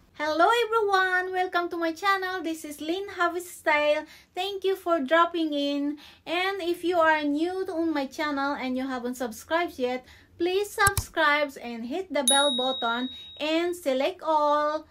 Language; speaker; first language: English; non-native, local second language; Filipino